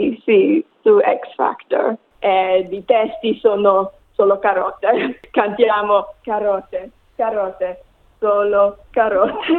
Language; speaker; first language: Italian; non-native, learner; English